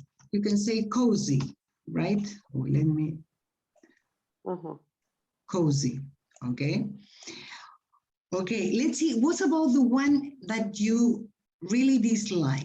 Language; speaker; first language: English; non-native, fluent; Spanish